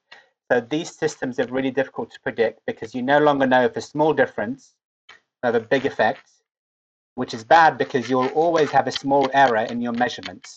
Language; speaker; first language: English; native; English